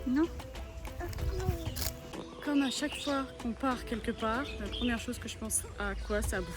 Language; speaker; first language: French; native; French